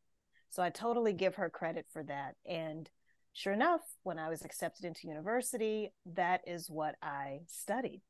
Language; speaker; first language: English; native; English